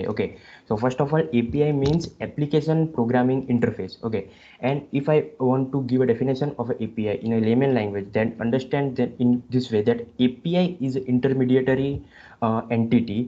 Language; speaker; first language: English; non-native, local second language; Gujarati